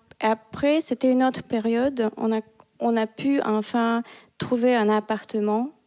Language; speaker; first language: French; non-native, fluent; Russian